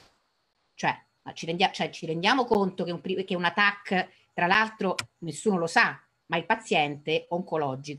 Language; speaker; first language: Italian; native; Italian